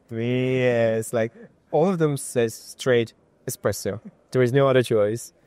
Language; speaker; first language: English; non-native, fluent; Armenian